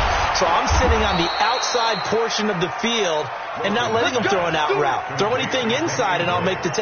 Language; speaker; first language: English; native; English